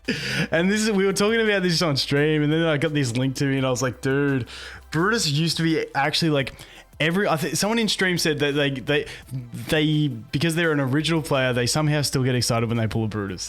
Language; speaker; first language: English; native; English